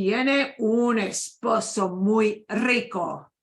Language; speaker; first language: Spanish; non-native, fluent; English